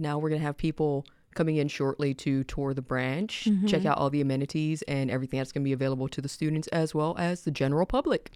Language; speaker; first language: English; early bilingual, other home language; Spanish